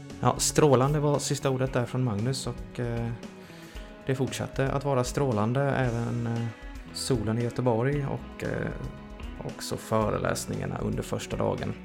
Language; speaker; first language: Swedish; native; Swedish